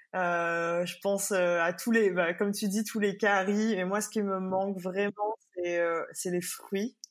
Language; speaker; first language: French; native; French